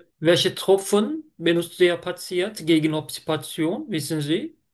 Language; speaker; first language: German; non-native, fluent; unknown